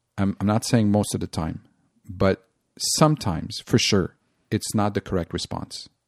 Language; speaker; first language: English; non-native, local second language; French